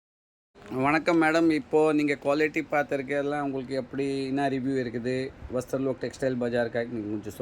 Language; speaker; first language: Tamil; non-native, learner; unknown